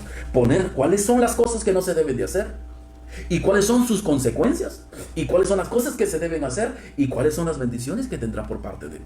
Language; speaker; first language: Spanish; native; Spanish